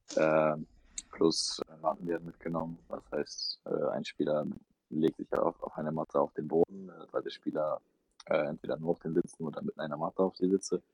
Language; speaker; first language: German; early bilingual, other home language; Russian